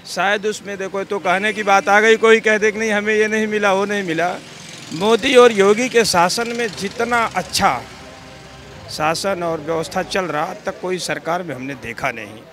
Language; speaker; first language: Hindi; native; Hindi